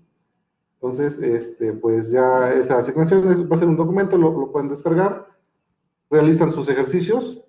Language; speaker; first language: Spanish; native; Spanish